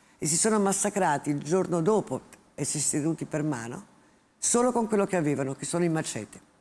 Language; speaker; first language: Italian; native; Italian